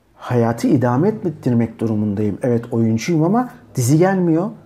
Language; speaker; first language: Turkish; native; Turkish